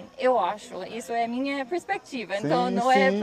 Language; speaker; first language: Portuguese; non-native, learner; English